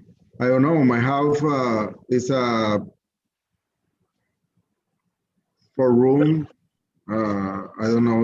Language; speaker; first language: English; non-native, learner; Spanish